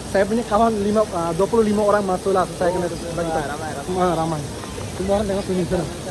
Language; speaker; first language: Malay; non-native, learner; Bangla